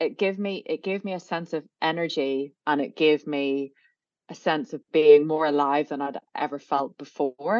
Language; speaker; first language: English; native; English